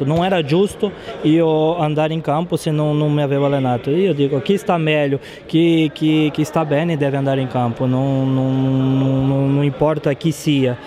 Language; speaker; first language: Italian; non-native, fluent; Portuguese